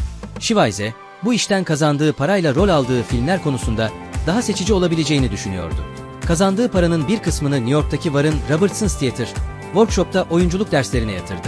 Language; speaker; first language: Turkish; native; Turkish